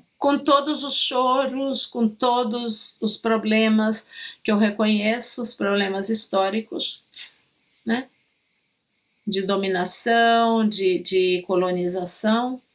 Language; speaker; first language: Portuguese; native; Portuguese